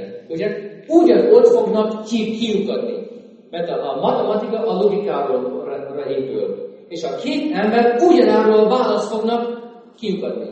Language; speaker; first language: Hungarian; non-native, fluent; English